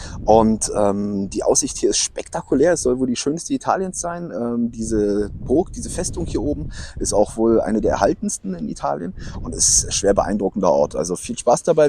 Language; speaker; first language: German; native; German